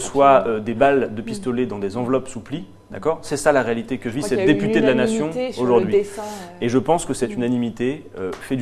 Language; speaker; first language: French; native; French